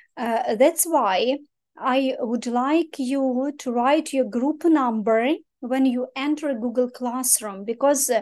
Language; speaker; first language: English; non-native, fluent; Ukrainian